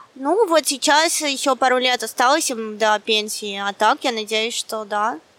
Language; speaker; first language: Russian; native; Russian